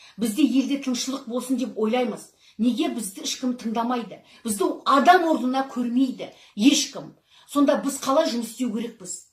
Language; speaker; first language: Kazakh; native; Kazakh